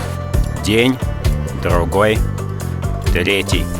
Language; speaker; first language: Russian; native; Russian